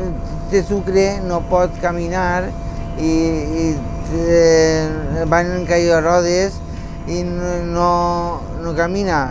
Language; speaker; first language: Catalan; non-native, local second language; Spanish